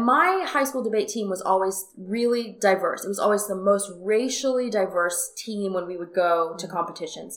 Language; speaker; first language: English; native; English